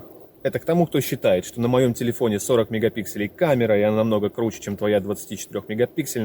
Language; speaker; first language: Russian; native; Russian